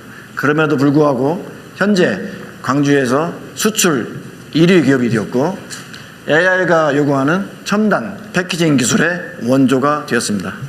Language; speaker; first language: Korean; native; Korean